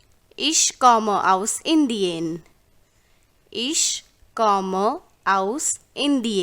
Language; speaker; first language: German; non-native, fluent; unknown